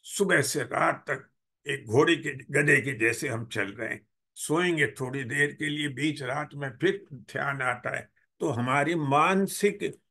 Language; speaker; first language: Hindi; native; Hindi